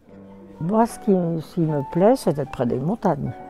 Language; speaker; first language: French; native; French